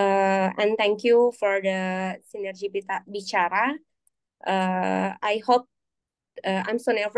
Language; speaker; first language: English; non-native, learner; Indonesian